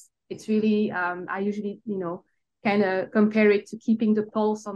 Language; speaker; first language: English; non-native, fluent; French